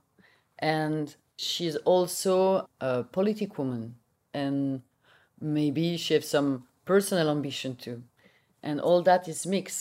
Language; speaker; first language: English; non-native, learner; French